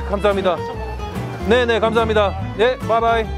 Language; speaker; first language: Korean; non-native, fluent; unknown